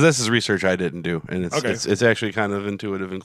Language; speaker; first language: English; native; English